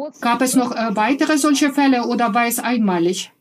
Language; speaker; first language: German; non-native, fluent; Ukrainian